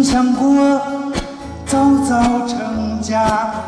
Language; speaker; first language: Chinese; native; Chinese